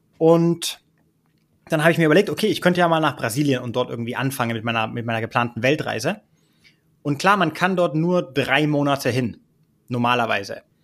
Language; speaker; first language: German; early bilingual, heritage; German